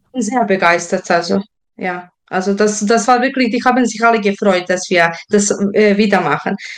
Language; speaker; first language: German; non-native, fluent; Serbian